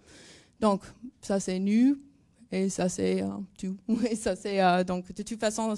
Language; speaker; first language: French; non-native, learner; English